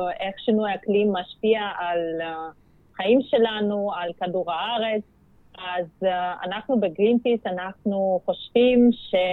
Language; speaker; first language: Hebrew; non-native, fluent; Russian